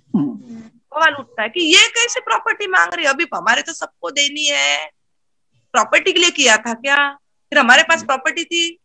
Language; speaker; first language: Hindi; non-native, local second language; Marathi